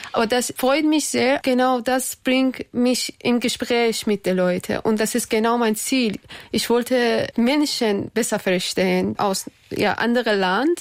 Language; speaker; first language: German; non-native, learner; Persian